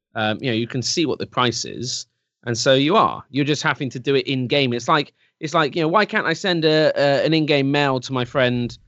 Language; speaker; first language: English; native; English